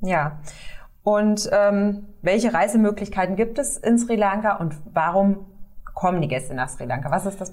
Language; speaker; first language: German; native; German